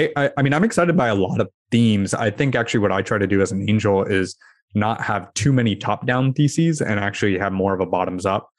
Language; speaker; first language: English; early bilingual, other home language; Hindi